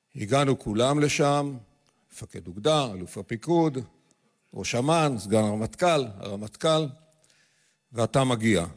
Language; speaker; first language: Hebrew; native; Hebrew